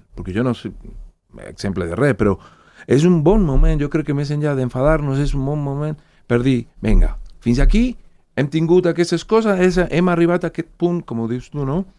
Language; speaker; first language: Catalan; non-native, fluent; Spanish